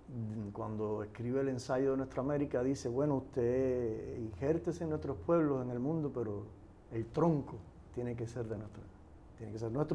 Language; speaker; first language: Spanish; native; Spanish